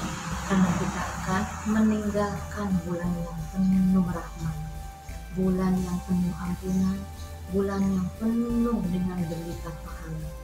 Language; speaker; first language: Indonesian; native; Indonesian